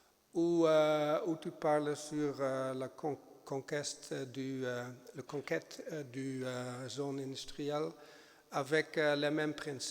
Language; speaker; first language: French; non-native, fluent; German